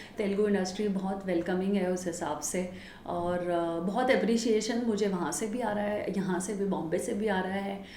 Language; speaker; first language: Hindi; native; Hindi